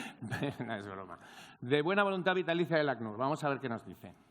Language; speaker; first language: Spanish; native; Spanish